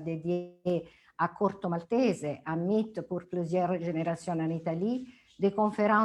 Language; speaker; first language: French; non-native, fluent; Italian